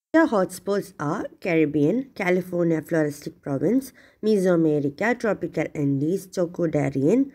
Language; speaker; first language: English; non-native, local second language; Malayalam